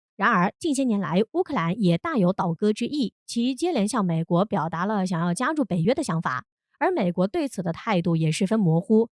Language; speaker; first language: Chinese; native; Chinese